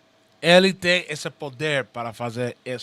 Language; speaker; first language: Portuguese; non-native, learner; Spanish